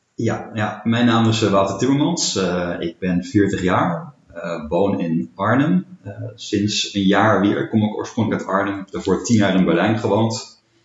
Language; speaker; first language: Dutch; native; Dutch